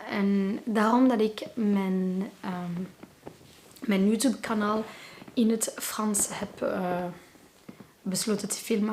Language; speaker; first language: Dutch; non-native, local second language; Arabic